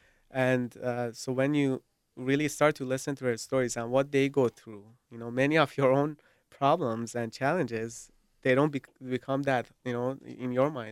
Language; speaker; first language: English; non-native, fluent; Persian